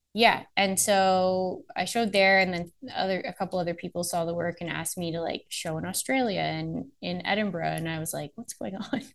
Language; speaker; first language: English; native; English